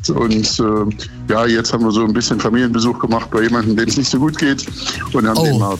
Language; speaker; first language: German; native; German